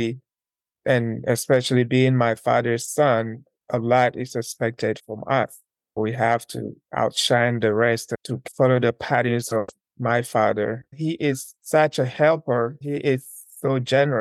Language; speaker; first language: English; non-native, local second language; Akan